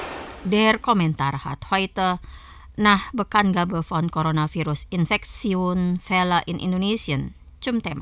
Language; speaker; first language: German; non-native, fluent; Indonesian